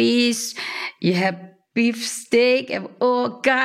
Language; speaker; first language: English; non-native, local second language; Cantonese